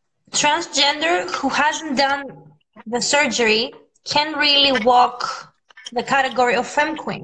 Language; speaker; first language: English; non-native, fluent; Greek